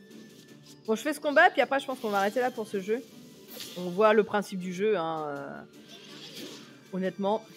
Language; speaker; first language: French; native; French